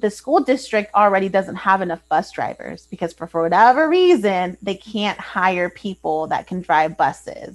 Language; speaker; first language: English; early bilingual, other home language; Spanish